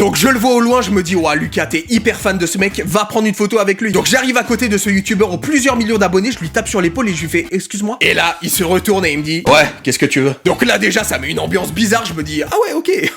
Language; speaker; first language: French; native; French